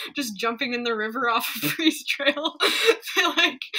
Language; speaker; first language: English; native; English